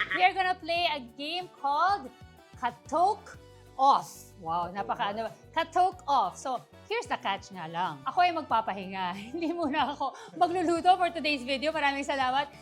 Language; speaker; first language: Filipino; native; Filipino